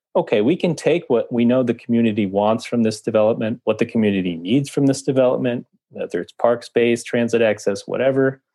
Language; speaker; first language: English; native; English